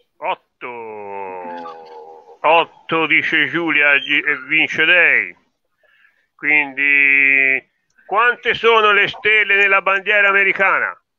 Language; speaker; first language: Italian; native; Italian